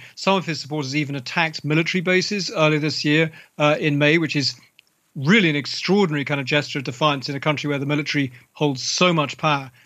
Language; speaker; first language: English; native; English